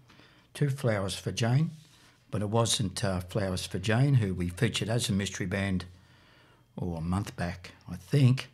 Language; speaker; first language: English; native; English